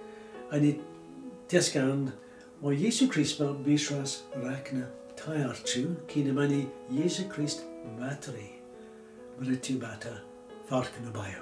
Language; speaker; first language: Nepali; non-native, fluent; English